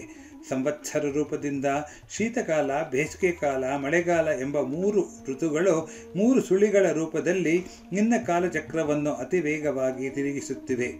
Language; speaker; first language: Kannada; native; Kannada